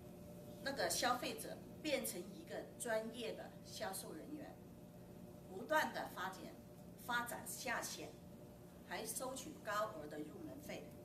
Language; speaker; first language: Chinese; native; Chinese